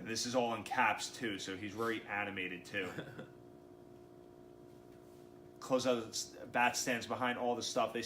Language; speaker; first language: English; native; English